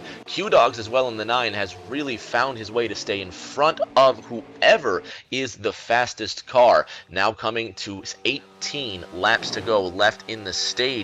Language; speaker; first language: English; native; English